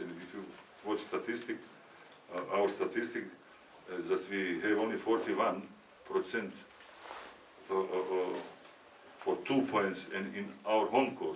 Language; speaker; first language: English; non-native, learner; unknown